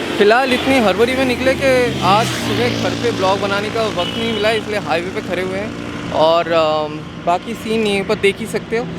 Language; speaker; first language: Hindi; non-native, local second language; Bangla